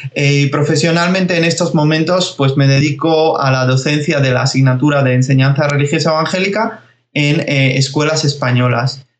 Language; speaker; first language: Spanish; early bilingual, other home language; Georgian